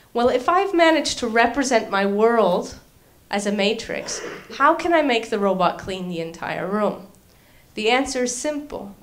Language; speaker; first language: English; native; English